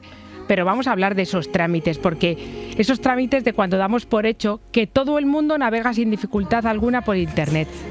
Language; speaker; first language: Spanish; native; Spanish